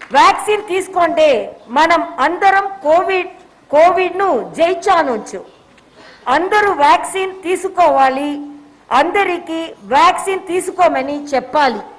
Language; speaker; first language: Telugu; non-native, learner; Tamil